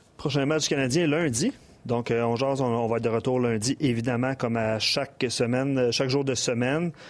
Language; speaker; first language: French; native; French